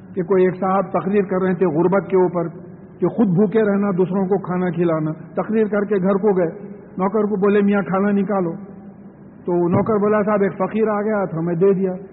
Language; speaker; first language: Urdu; native; Urdu